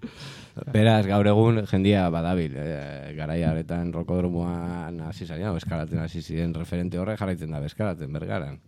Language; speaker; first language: Basque; native; Basque